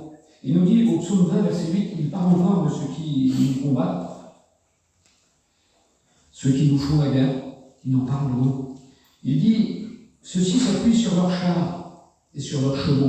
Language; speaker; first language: French; native; French